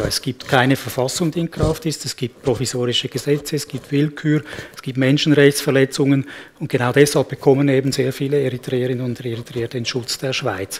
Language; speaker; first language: German; native; German